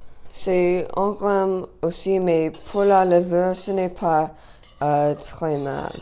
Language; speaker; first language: French; non-native, learner; English